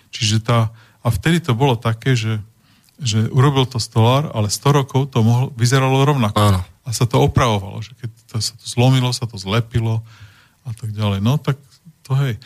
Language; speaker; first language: Slovak; native; Slovak